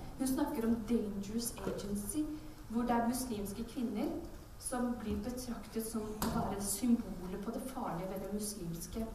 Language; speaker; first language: Norwegian; early bilingual, other home language; Urdu